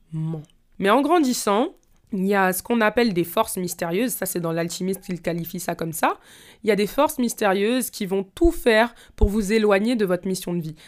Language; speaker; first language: French; native; French